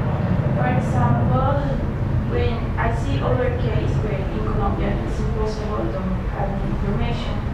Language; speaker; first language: English; non-native, learner; Spanish